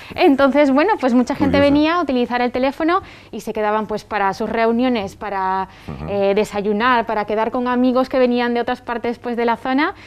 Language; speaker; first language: Spanish; non-native, fluent; French